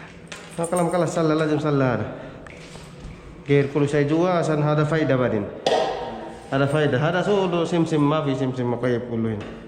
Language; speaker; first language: Arabic; non-native, learner; Filipino